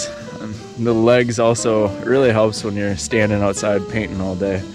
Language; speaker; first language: English; native; English